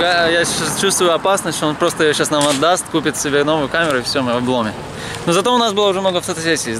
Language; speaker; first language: Russian; native; Russian